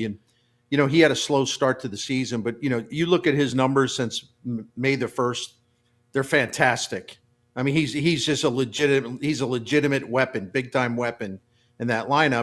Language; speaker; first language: English; native; English